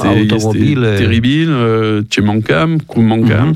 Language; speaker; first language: Romanian; non-native, learner; French